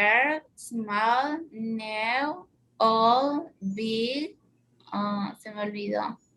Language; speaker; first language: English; non-native, learner; Spanish